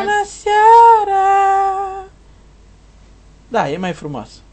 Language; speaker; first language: Romanian; non-native, learner; Portuguese